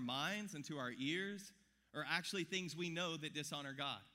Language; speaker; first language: English; native; English